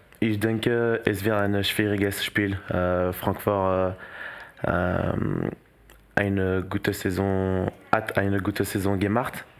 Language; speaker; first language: German; non-native, learner; French